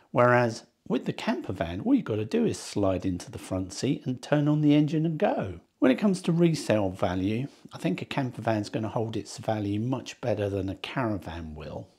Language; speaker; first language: English; native; English